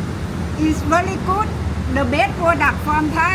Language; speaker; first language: English; non-native, learner; Thai